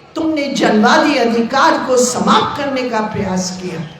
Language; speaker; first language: Hindi; non-native, local second language; Bangla